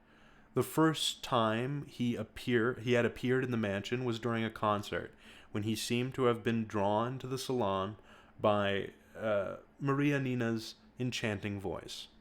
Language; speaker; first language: English; native; English